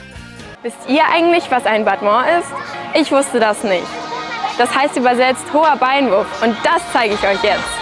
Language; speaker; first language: German; native; German